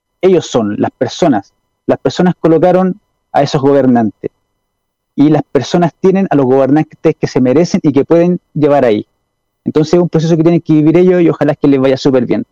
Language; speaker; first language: Spanish; native; Spanish